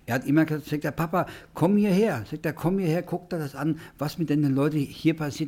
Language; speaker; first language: German; native; German